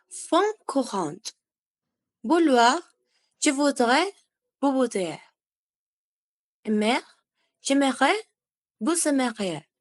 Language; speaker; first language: French; non-native, learner; Spanish